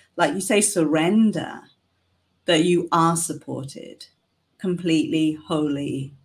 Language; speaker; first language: English; native; English